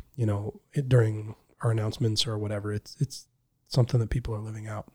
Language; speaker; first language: English; native; English